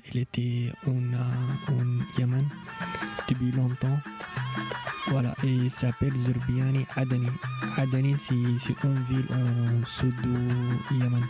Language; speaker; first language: French; non-native, fluent; Arabic